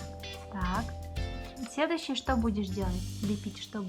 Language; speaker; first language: Russian; non-native, local second language; Kazakh